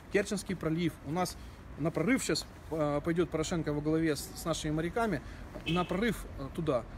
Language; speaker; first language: Russian; native; Russian